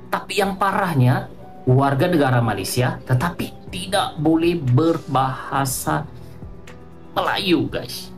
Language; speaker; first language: Malay; native; Malay